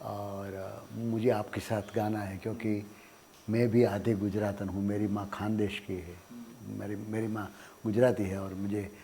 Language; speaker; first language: Hindi; non-native, local second language; Gujarati